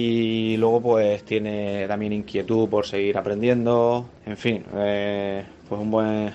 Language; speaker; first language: Spanish; native; Spanish